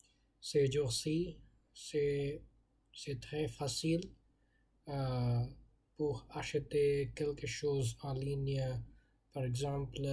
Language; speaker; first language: French; non-native, learner; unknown